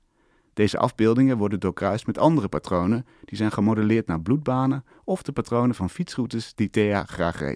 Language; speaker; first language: Dutch; native; Dutch